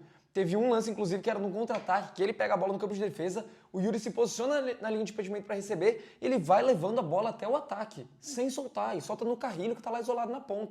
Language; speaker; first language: Portuguese; native; Portuguese